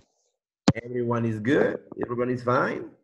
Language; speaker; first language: English; non-native, learner; Spanish